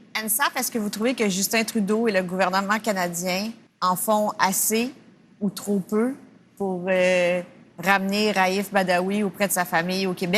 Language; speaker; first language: French; native; French